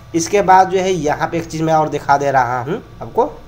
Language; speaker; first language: Hindi; native; Hindi